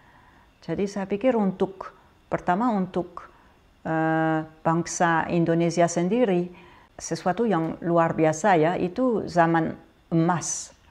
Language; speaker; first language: Indonesian; non-native, fluent; French